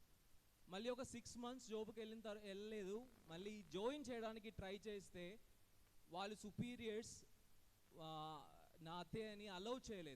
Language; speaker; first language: Telugu; non-native, fluent; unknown